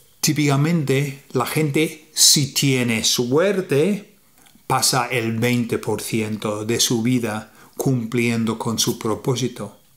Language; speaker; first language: Spanish; non-native, fluent; English